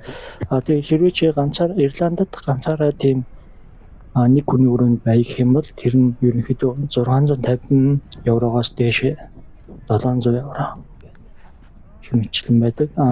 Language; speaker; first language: Mongolian; native; Mongolian